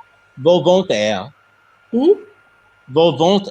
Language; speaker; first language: German; non-native, learner; English